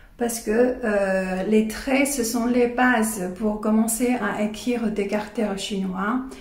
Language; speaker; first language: French; non-native, fluent; Chinese